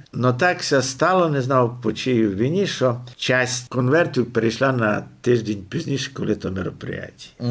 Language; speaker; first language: Ukrainian; native; Ukrainian